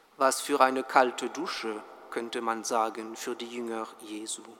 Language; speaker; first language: German; non-native, fluent; French